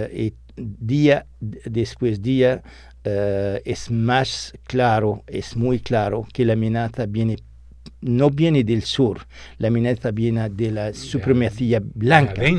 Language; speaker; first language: Spanish; non-native, fluent; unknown